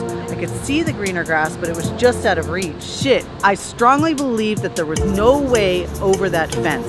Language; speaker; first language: English; native; English